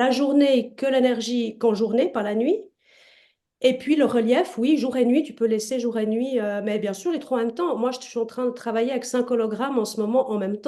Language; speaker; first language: French; native; French